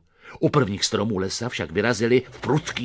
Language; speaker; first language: Czech; native; Czech